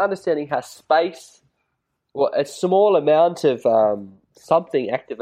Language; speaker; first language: English; native; English